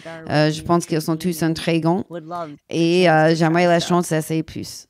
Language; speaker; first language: French; non-native, learner; English